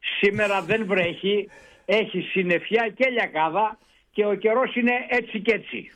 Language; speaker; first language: Greek; non-native, local second language; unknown